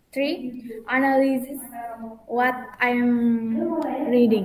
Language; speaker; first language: English; non-native, learner; Indonesian